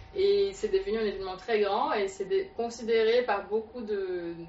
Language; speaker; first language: French; native; French